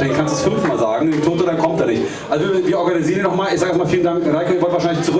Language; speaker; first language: German; native; German